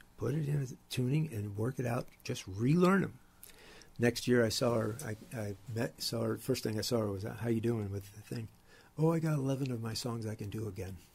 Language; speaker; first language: English; native; English